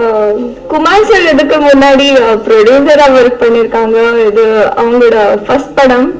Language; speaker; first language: Tamil; non-native, learner; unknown